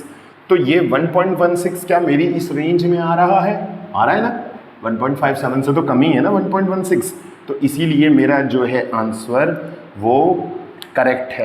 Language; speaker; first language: Hindi; native; Hindi